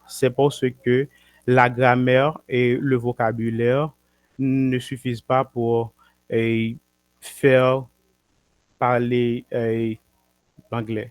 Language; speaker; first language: French; non-native, local second language; Haitian Creole